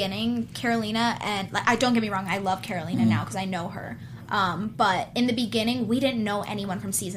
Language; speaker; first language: English; native; English